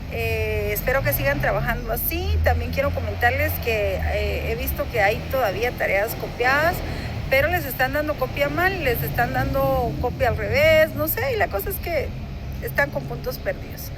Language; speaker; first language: Spanish; native; Spanish